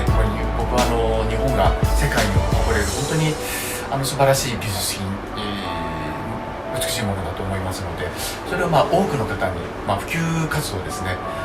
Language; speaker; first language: Japanese; native; Japanese